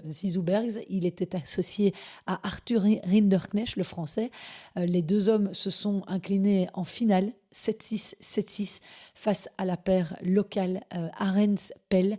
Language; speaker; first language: French; native; French